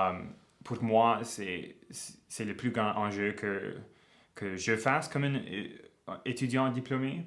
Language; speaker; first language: French; non-native, local second language; English